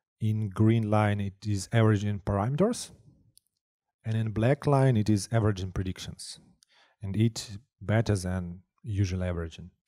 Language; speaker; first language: English; non-native, fluent; Russian